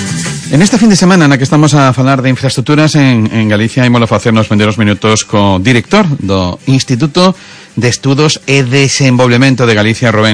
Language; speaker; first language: Galician; non-native, local second language; Spanish